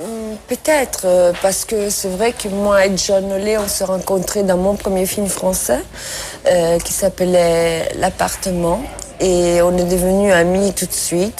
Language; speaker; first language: French; non-native, fluent; Italian